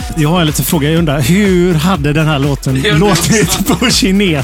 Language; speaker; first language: Swedish; native; Swedish